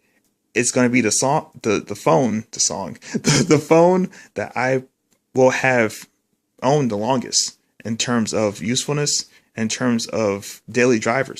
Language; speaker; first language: English; native; English